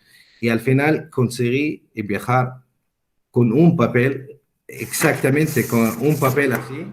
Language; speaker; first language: Spanish; non-native, fluent; Arabic